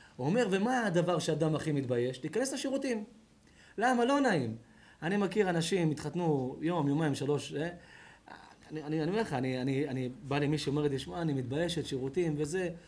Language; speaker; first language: Hebrew; native; Hebrew